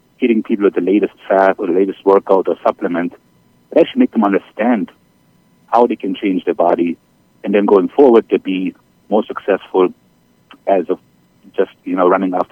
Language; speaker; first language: English; non-native, fluent; German